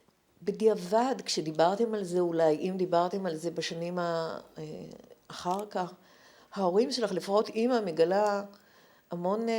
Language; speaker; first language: Hebrew; native; Hebrew